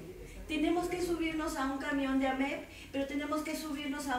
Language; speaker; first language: Spanish; native; Spanish